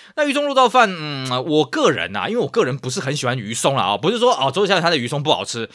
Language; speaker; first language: Chinese; native; Chinese